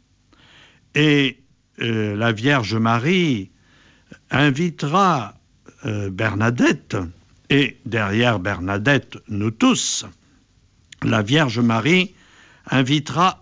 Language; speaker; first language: French; native; French